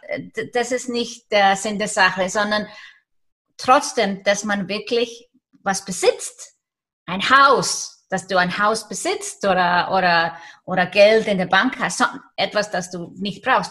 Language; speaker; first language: German; non-native, fluent; Icelandic